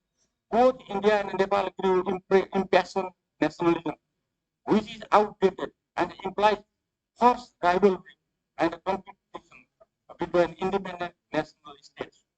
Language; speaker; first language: English; non-native, fluent; Nepali